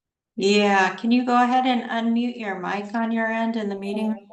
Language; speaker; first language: English; native; English